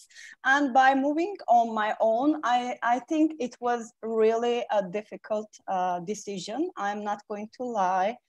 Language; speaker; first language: English; non-native, fluent; Turkish